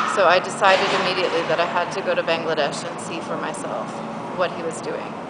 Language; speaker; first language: English; native; English